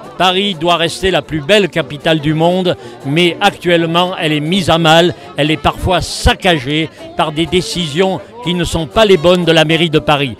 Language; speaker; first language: French; native; French